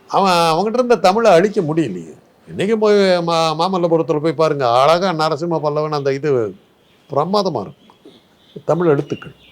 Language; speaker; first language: Tamil; non-native, local second language; Telugu